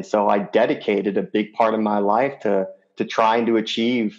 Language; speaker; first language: English; native; English